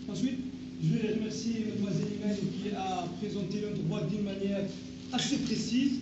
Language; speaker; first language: French; non-native, local second language; Arabic